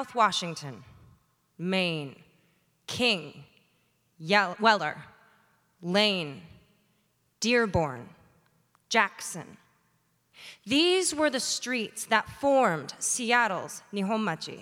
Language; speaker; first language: English; native; English